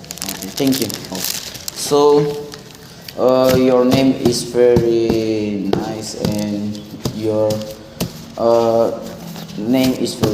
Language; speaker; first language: English; non-native, learner; Indonesian